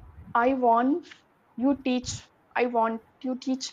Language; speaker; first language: English; non-native, learner; Hindi